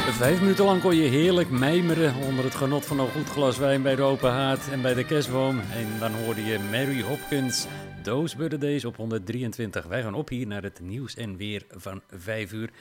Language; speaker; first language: Dutch; native; Dutch